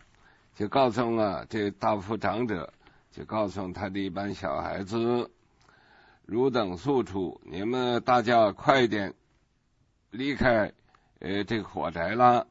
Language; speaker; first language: Chinese; native; Chinese